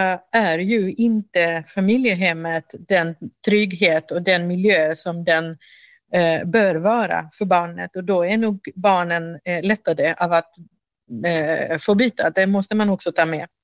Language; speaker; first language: Swedish; non-native, fluent; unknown